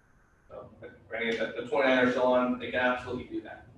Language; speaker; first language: English; native; English